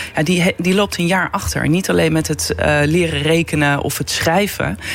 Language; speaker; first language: Dutch; native; Dutch